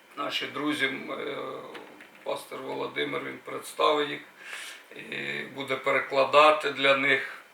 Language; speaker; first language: Ukrainian; native; Ukrainian